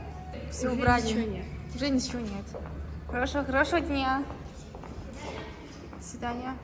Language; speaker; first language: Russian; non-native, learner; Mongolian